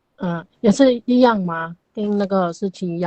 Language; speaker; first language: Chinese; non-native, local second language; Burmese